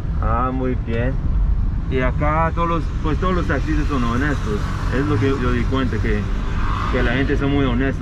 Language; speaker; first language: Spanish; non-native, learner; English